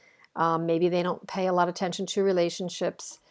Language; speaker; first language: English; native; English